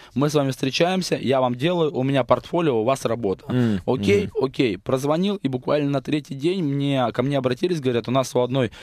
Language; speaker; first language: Russian; native; Russian